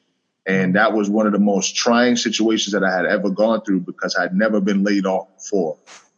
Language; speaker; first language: English; native; English